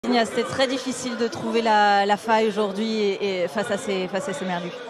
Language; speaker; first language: French; native; French